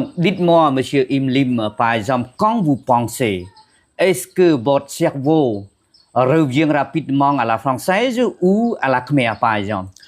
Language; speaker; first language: French; non-native, fluent; Khmer